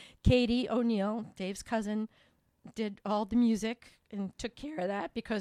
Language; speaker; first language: English; native; English